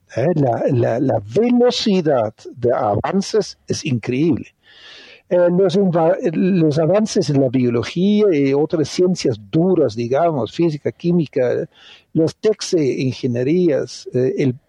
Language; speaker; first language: Spanish; non-native, fluent; Dutch